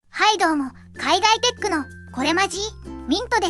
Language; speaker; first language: Japanese; native; Japanese